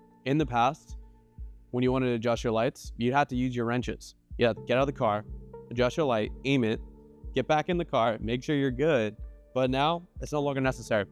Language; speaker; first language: English; native; English